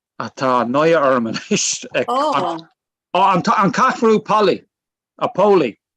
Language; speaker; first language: Irish; non-native, local second language; English